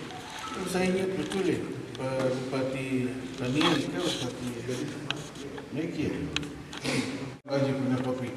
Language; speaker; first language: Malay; non-native, local second language; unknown